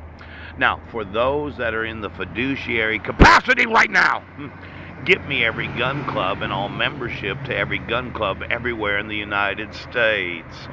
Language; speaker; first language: English; native; English